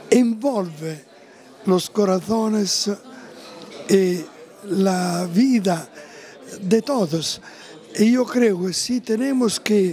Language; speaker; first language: Spanish; non-native, fluent; Italian